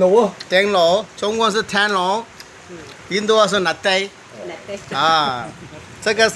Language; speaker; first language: Chinese; non-native, local second language; Tamil